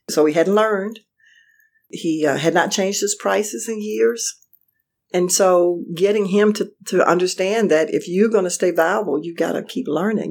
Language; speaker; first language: English; native; English